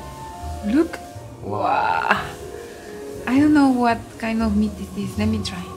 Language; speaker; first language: English; non-native, learner; Spanish